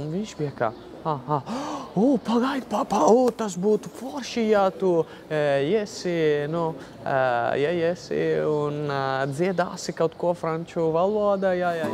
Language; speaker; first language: Latvian; non-native, learner; Italian